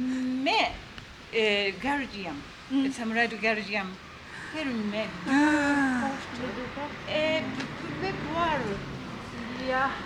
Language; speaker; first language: French; non-native, learner; Japanese